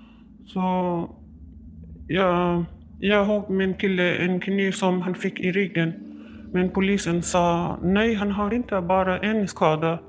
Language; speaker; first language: Swedish; non-native, learner; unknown